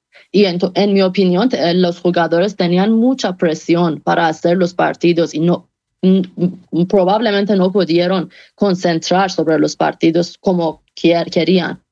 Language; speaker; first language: Spanish; non-native, fluent; Persian